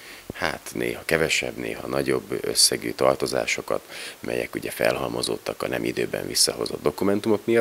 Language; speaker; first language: Hungarian; native; Hungarian